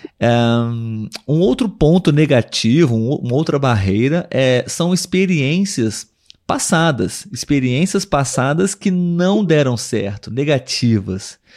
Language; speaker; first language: Portuguese; native; Portuguese